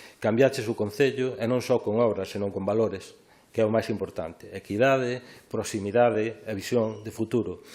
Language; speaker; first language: Galician; native; Galician